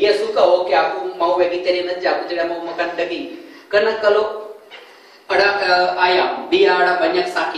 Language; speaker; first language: Indonesian; non-native, fluent; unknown